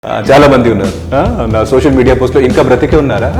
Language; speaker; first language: Telugu; non-native, local second language; Hindi